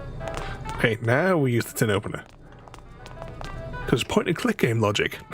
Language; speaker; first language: English; native; English